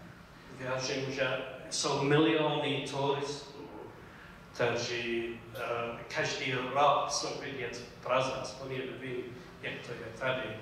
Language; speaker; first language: Czech; non-native, fluent; English